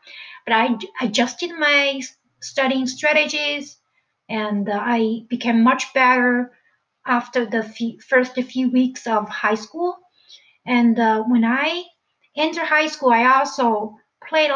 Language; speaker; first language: English; non-native, fluent; Chinese